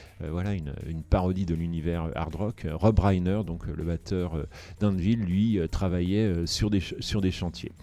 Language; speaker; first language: French; native; French